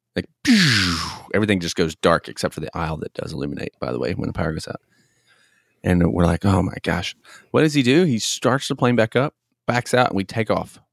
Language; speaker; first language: English; native; English